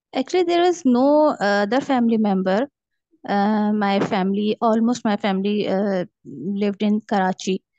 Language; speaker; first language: English; non-native, local second language; Urdu